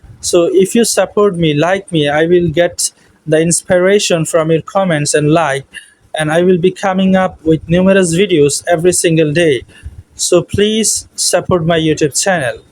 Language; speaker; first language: English; non-native, local second language; Bangla